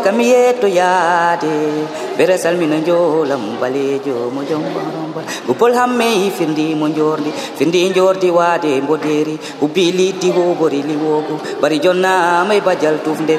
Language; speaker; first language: French; non-native, local second language; Fula